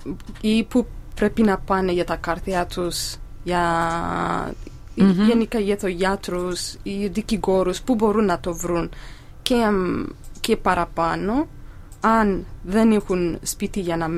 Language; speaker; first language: Greek; non-native, learner; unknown